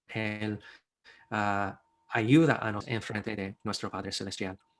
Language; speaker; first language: Spanish; non-native, fluent; English